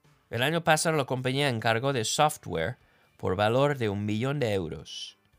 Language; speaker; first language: Spanish; non-native, fluent; English